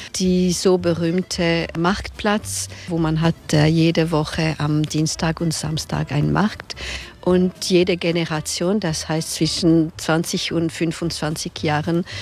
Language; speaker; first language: German; non-native, local second language; French